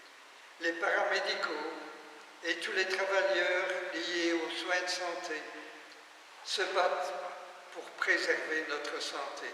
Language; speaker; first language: French; native; French